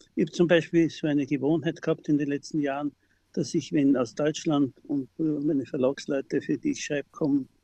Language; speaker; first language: German; native; German